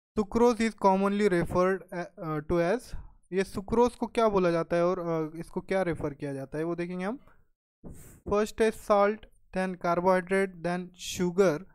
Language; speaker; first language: Hindi; non-native, local second language; Marathi